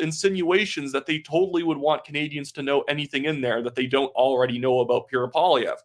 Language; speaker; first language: English; native; English